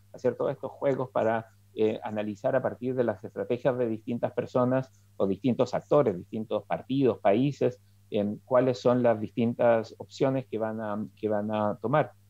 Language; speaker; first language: Spanish; native; Spanish